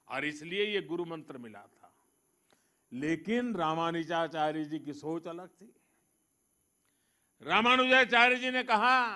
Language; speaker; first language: Hindi; non-native, local second language; Gujarati